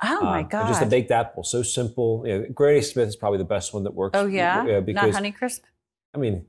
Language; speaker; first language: English; native; English